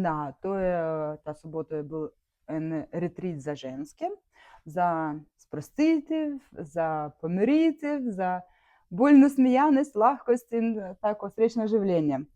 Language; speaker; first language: Slovenian; non-native, learner; Russian